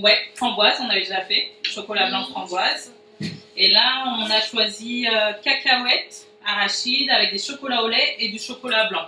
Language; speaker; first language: French; native; French